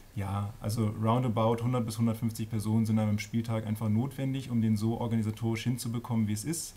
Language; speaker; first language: German; native; German